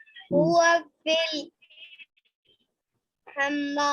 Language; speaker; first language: Arabic; non-native, learner; Urdu